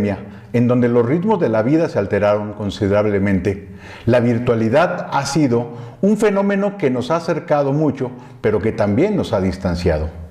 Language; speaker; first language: Spanish; native; Spanish